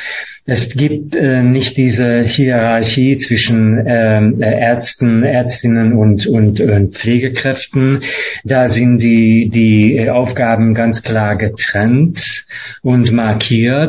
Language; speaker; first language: German; non-native, fluent; Hungarian